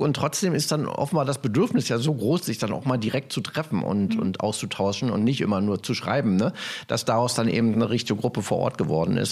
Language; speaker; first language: German; native; German